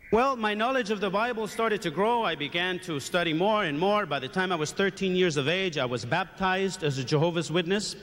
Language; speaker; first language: English; native; English